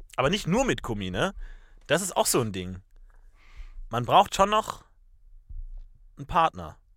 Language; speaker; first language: German; native; German